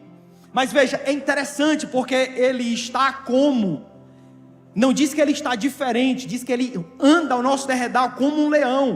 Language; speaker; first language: Portuguese; native; Portuguese